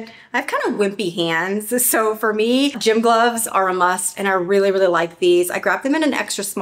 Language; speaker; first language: English; native; English